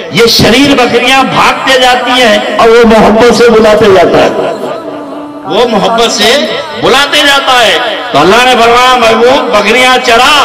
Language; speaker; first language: Hindi; non-native, local second language; Urdu